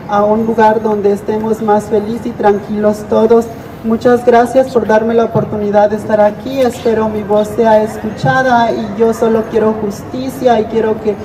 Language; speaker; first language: English; non-native, fluent; Spanish